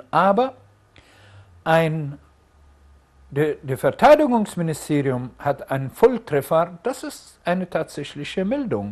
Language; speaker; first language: German; non-native, fluent; Arabic